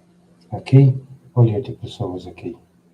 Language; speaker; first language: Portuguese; non-native, learner; English